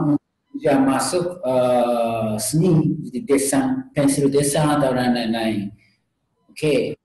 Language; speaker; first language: Indonesian; non-native, learner; Japanese